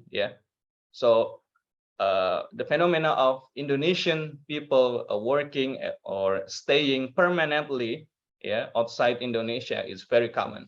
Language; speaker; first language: English; non-native, learner; Indonesian